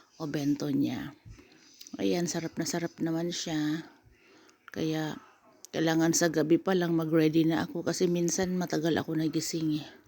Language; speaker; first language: Filipino; native; Filipino